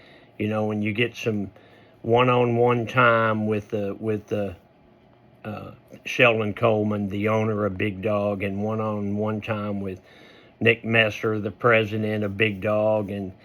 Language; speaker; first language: English; native; English